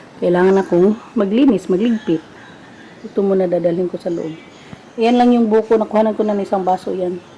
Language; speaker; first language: Filipino; non-native, local second language; Cebuano